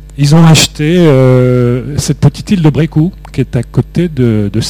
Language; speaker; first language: French; native; French